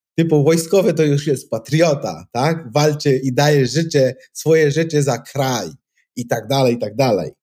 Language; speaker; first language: Polish; non-native, fluent; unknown